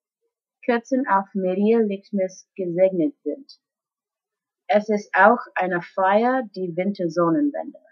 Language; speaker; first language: German; non-native, learner; English